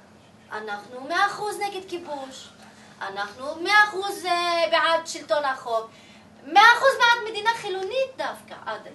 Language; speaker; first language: Hebrew; non-native, local second language; Arabic